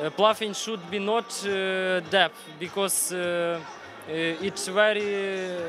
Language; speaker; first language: English; non-native, learner; Ukrainian